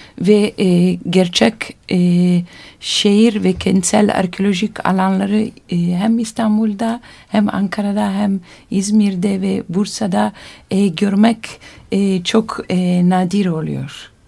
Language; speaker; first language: Turkish; non-native, learner; Italian